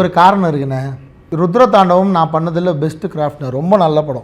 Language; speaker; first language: Tamil; native; Tamil